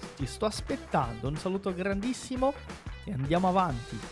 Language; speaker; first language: Italian; non-native, fluent; Portuguese